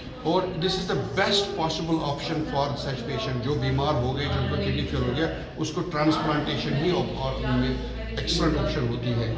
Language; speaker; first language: Urdu; non-native, local second language; Kashmiri